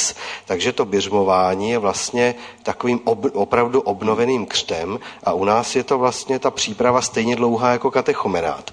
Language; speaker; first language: Czech; native; Czech